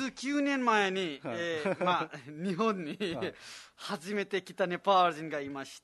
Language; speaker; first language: Japanese; non-native, fluent; Nepali